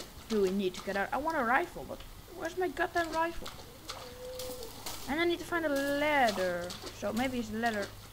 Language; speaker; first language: English; non-native, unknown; Dutch